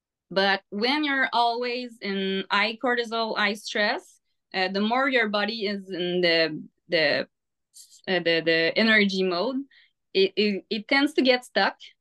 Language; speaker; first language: English; non-native, fluent; French